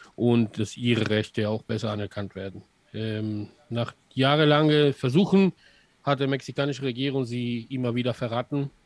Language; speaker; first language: German; non-native, fluent; Spanish